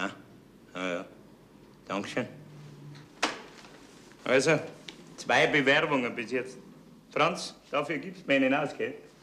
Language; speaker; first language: German; native; German